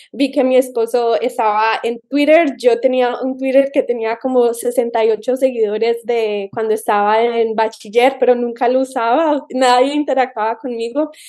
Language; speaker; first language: Spanish; early bilingual, heritage; Spanish